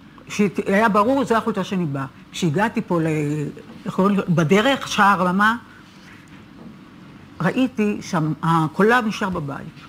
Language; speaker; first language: Hebrew; native; Hebrew